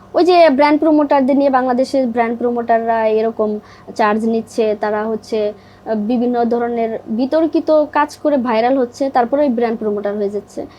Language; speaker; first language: Bangla; native; Bangla